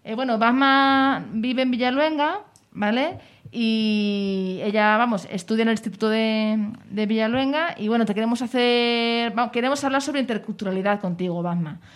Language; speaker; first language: Spanish; native; Spanish